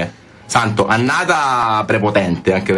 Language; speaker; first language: Italian; native; Italian